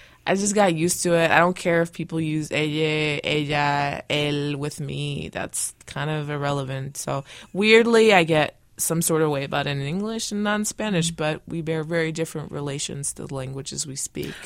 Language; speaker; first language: English; early bilingual, other home language; Spanish